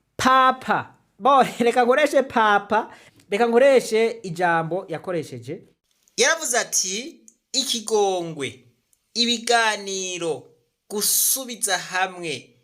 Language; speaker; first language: Rundi; native; Rundi